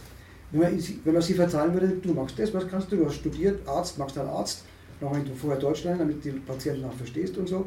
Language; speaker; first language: German; native; German